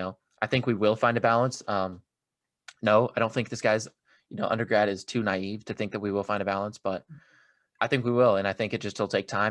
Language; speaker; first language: English; native; English